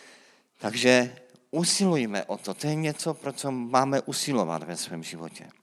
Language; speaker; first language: Czech; native; Czech